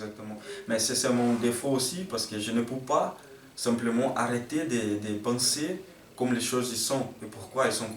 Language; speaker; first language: French; non-native, fluent; Portuguese